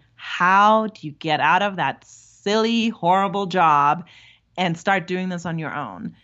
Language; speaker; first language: English; non-native, fluent; German